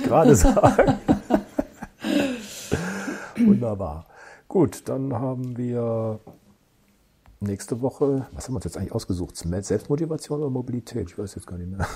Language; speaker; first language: German; native; German